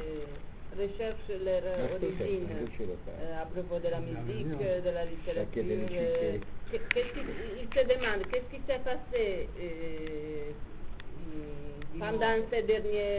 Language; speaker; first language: French; non-native, fluent; Italian